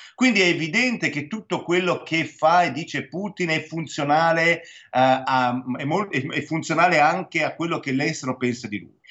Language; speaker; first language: Italian; native; Italian